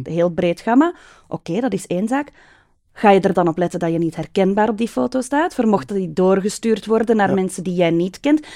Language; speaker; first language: Dutch; native; Dutch